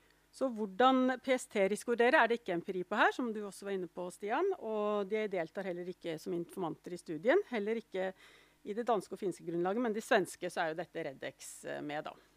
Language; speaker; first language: Norwegian; native; Norwegian